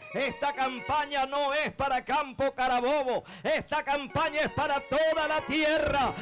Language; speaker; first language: Spanish; native; Spanish